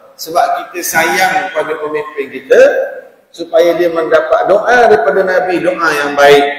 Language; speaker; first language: Malay; native; Malay